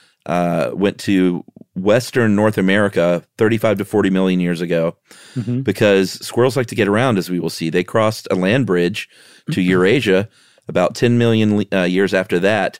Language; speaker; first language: English; native; English